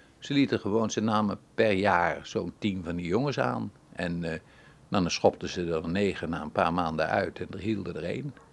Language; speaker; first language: Dutch; native; Dutch